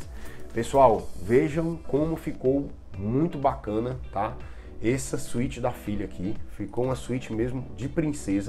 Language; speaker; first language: Portuguese; native; Portuguese